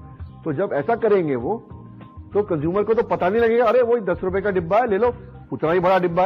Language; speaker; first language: Hindi; native; Hindi